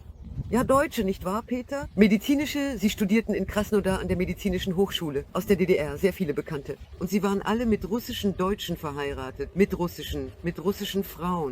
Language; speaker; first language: German; non-native, fluent; Russian